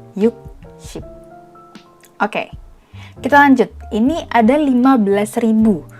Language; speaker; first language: Indonesian; native; Indonesian